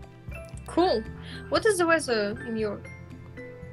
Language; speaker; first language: English; non-native, learner; Russian